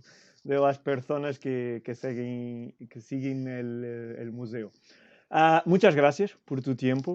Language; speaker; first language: Spanish; non-native, fluent; Portuguese